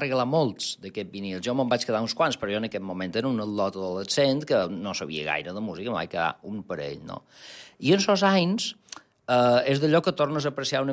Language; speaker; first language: Catalan; non-native, local second language; Spanish